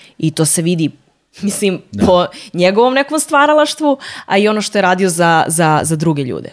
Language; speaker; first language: Serbian; early bilingual, heritage; Serbian